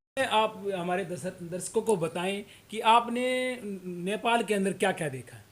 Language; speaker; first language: Hindi; native; Hindi